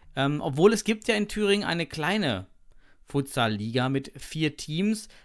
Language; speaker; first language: German; native; German